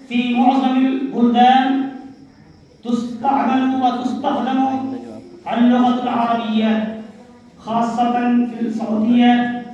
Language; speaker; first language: Arabic; non-native, fluent; Urdu